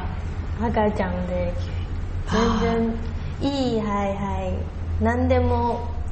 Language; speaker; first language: Japanese; non-native, learner; Chinese